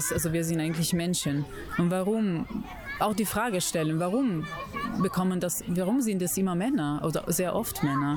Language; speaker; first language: German; non-native, fluent; Italian